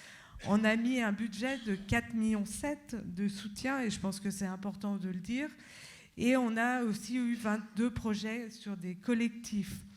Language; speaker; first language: French; native; French